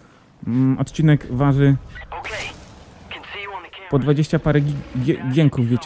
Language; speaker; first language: Polish; native; Polish